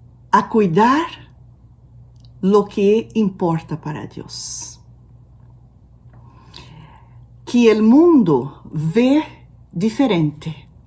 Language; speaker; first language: Spanish; non-native, learner; Portuguese